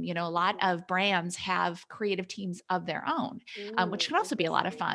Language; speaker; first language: English; native; English